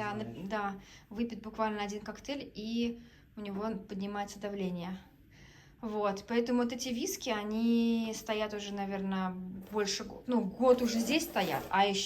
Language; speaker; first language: Russian; native; Russian